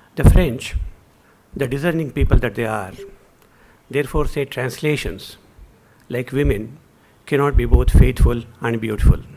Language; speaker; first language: English; non-native, local second language; Kannada